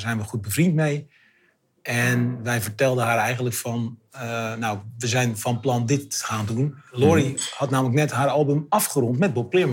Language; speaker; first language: Dutch; native; Dutch